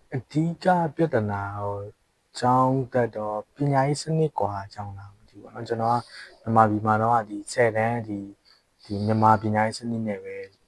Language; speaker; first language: Burmese; native; Burmese